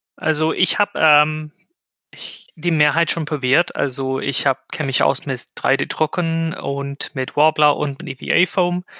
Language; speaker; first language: German; non-native, fluent; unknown